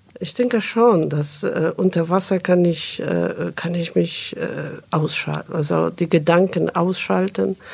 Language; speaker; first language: German; non-native, fluent; Polish